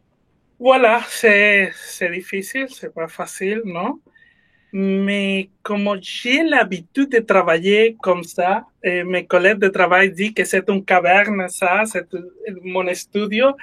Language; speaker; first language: French; non-native, fluent; Spanish